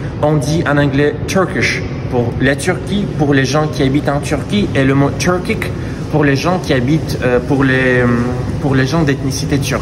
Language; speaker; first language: French; non-native, fluent; Russian